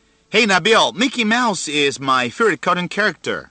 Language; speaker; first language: English; non-native, fluent; Chinese